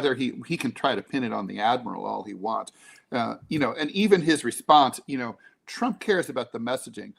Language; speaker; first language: English; native; English